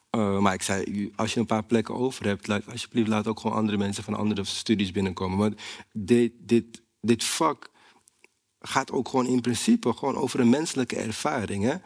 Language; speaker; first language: Dutch; native; Dutch